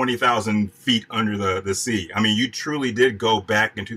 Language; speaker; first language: English; native; English